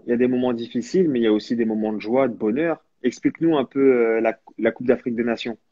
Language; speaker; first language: French; native; French